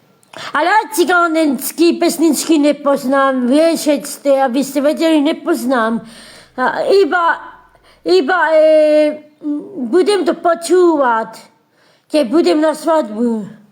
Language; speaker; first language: Slovak; non-native, local second language; Romany